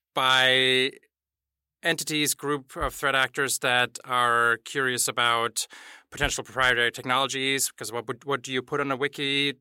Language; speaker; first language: English; non-native, fluent; German